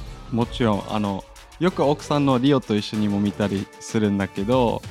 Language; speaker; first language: Japanese; non-native, fluent; German